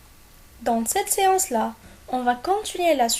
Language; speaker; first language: French; non-native, local second language; Arabic